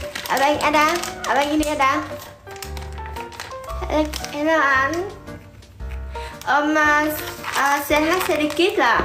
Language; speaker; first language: Indonesian; non-native, learner; Vietnamese